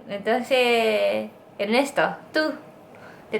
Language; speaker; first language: Spanish; non-native, learner; Japanese